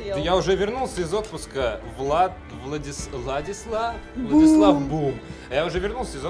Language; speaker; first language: Russian; native; Russian